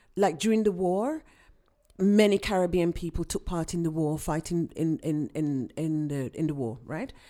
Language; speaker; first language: English; native; English